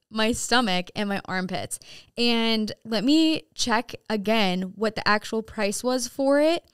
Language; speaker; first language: English; native; English